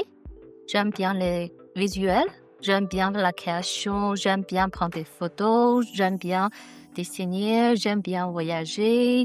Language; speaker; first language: French; non-native, learner; Chinese